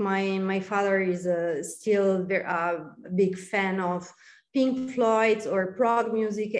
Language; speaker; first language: English; non-native, fluent; Italian